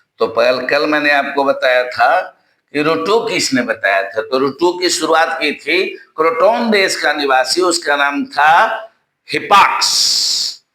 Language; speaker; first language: Hindi; native; Hindi